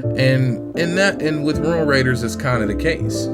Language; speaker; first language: English; native; English